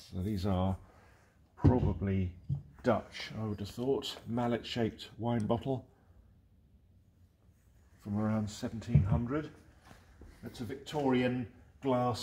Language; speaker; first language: English; native; English